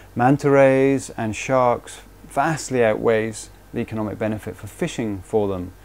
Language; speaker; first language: English; native; English